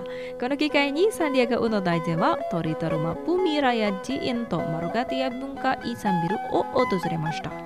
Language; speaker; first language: Japanese; non-native, fluent; Indonesian